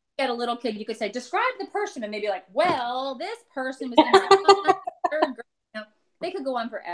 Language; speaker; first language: English; native; English